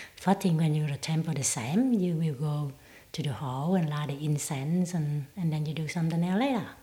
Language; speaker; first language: English; non-native, learner; Vietnamese